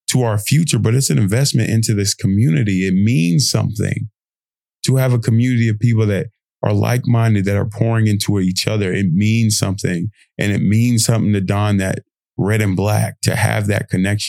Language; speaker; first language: English; native; English